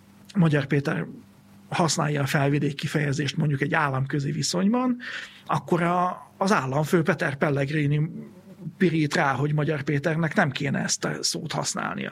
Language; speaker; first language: Hungarian; native; Hungarian